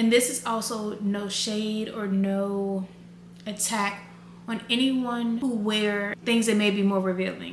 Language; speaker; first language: English; native; English